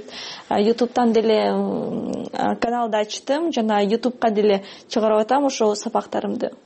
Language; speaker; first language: Kyrgyz; non-native, fluent; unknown